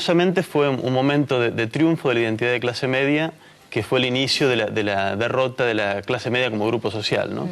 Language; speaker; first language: Spanish; native; Spanish